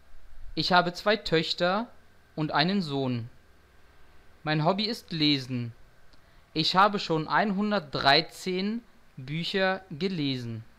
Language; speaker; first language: German; non-native, fluent; Portuguese